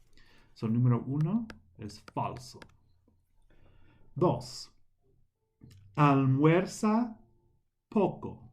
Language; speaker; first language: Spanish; non-native, fluent; English